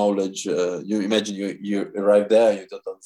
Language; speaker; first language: English; non-native, fluent; Russian